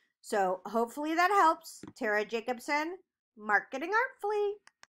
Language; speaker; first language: English; native; English